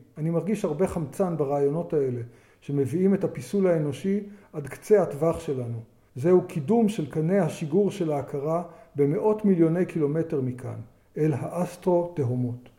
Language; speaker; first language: Hebrew; native; Hebrew